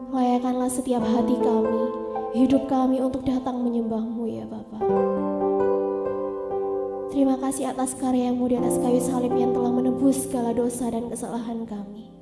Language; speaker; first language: Indonesian; native; Indonesian